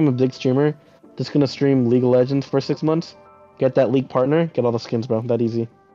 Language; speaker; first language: English; native; English